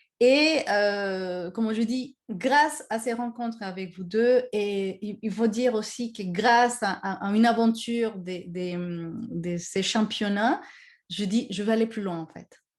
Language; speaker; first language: French; non-native, fluent; Spanish